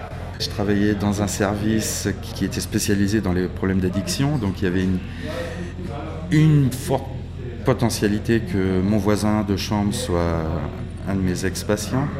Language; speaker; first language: French; native; French